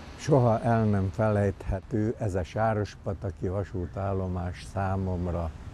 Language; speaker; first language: Hungarian; native; Hungarian